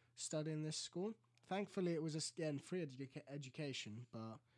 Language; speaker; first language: English; early bilingual, other home language; Greek